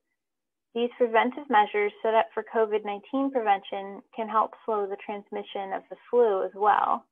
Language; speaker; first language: English; native; English